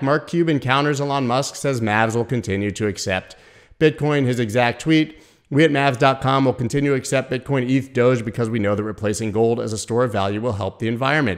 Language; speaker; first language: English; native; English